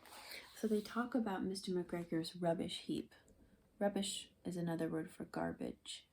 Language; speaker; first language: English; native; English